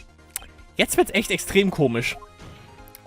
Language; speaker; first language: German; native; German